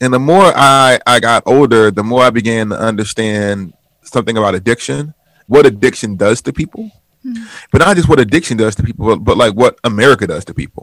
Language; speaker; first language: English; native; English